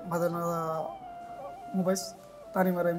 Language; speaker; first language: Arabic; non-native, learner; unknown